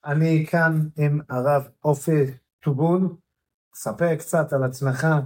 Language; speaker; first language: Hebrew; non-native, fluent; English